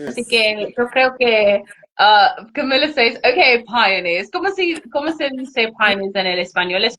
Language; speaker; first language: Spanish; non-native, learner; English